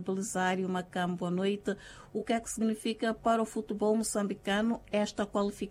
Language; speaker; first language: Portuguese; native; Portuguese